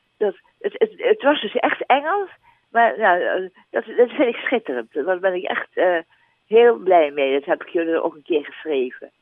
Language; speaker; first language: Dutch; native; Dutch